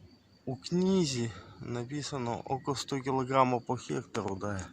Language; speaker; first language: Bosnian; non-native, learner; Russian